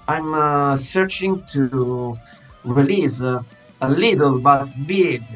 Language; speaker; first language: English; non-native, fluent; Italian